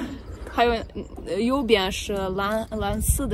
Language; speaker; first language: Chinese; non-native, fluent; Ukrainian